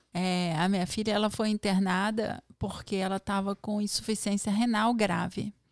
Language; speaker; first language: Portuguese; native; Portuguese